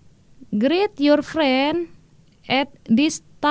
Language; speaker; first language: English; non-native, learner; Indonesian